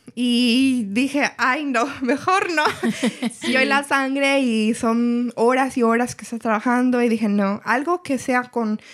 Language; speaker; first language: Spanish; early bilingual, heritage; Spanish